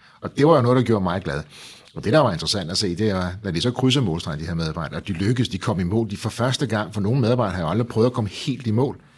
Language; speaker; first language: Danish; native; Danish